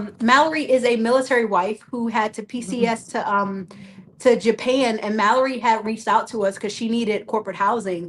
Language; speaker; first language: English; native; English